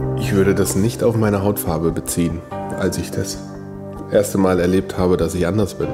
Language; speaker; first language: German; native; German